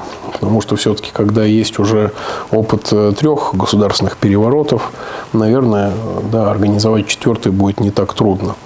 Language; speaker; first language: Russian; native; Russian